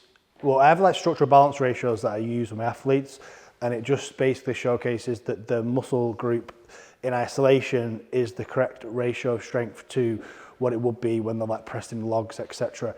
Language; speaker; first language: English; native; English